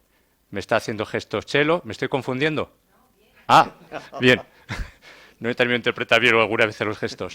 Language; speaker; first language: Spanish; native; Spanish